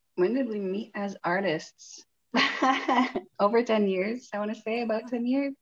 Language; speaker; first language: English; native; English